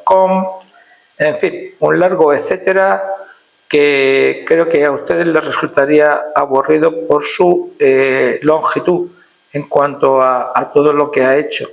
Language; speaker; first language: Spanish; native; Spanish